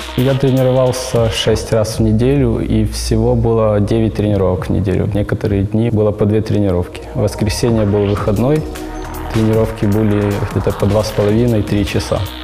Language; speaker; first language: Russian; non-native, local second language; Ukrainian